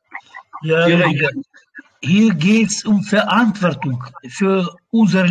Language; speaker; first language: German; non-native, learner; Russian